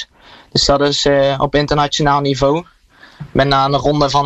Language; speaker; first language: Dutch; native; Dutch